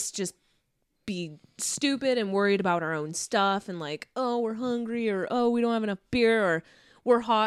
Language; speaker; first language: English; native; English